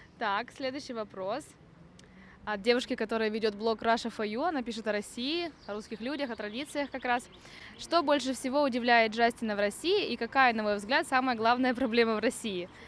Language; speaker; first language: Russian; native; Russian